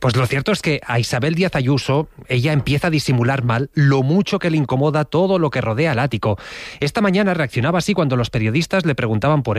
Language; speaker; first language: Spanish; native; Spanish